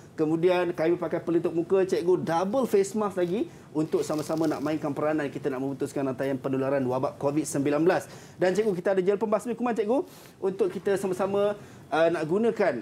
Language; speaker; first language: Malay; native; Malay